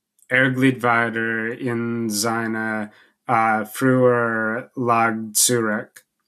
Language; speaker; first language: German; non-native, learner; English